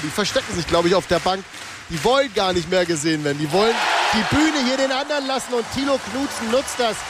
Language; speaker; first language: German; native; German